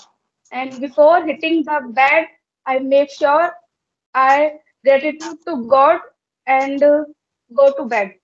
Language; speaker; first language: English; non-native, learner; Hindi